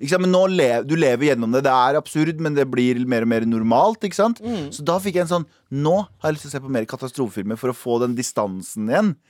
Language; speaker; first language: Norwegian; early bilingual, other home language; Kurdish